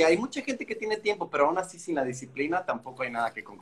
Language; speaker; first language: Spanish; native; Spanish